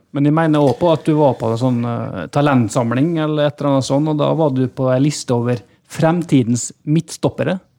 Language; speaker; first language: Norwegian; native; Norwegian